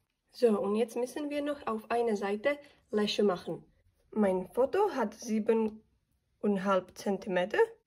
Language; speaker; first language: German; non-native, learner; Czech